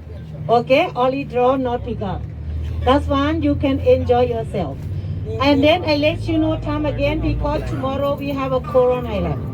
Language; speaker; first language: English; non-native, learner; Thai